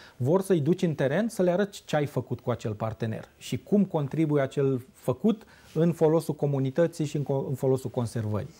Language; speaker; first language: Romanian; native; Romanian